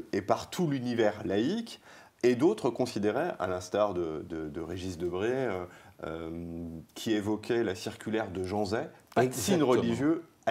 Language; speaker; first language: French; native; French